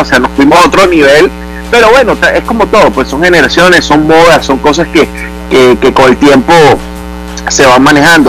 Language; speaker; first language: Spanish; native; Spanish